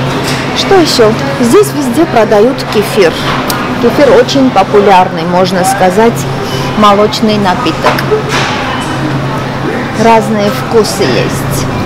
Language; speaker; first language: Russian; non-native, fluent; Armenian